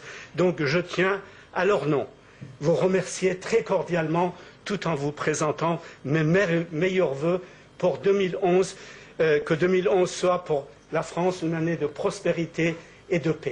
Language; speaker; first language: French; native; French